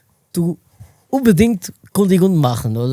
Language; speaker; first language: German; non-native, learner; Portuguese